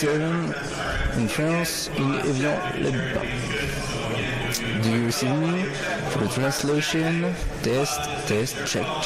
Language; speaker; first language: English; non-native, learner; French